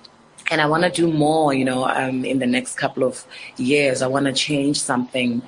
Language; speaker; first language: English; non-native, local second language; Northern Sotho